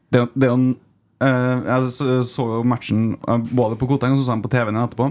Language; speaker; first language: Norwegian; native; Norwegian